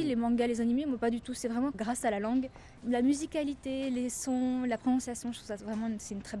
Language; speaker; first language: French; native; French